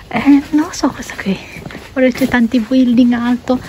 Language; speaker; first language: Italian; non-native, learner; Indonesian